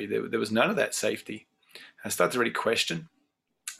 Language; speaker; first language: English; native; English